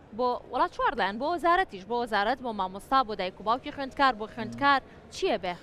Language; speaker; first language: Central Kurdish; native; Central Kurdish